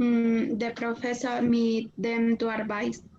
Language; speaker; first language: German; non-native, learner; Spanish